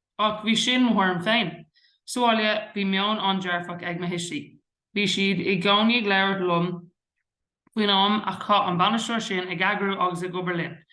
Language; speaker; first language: Irish; non-native, local second language; English